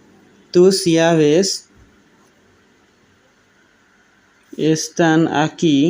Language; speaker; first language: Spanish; non-native, learner; Bangla